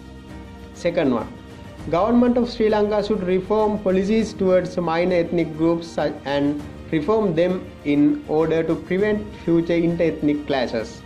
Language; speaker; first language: English; non-native, local second language; Sinhala